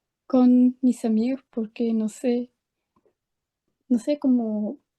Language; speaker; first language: Spanish; non-native, fluent; German